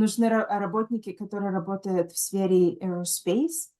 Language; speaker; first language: Russian; early bilingual, heritage; Russian